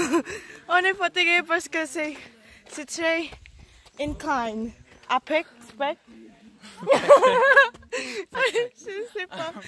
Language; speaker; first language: French; non-native, learner; English